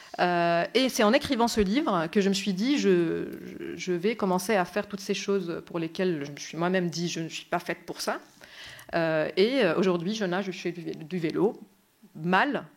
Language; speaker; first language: French; non-native, local second language; Arabic